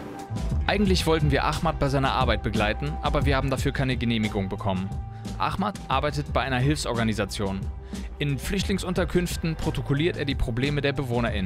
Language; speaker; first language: German; native; German